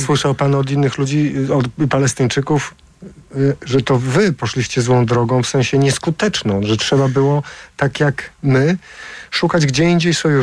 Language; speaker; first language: Polish; native; Polish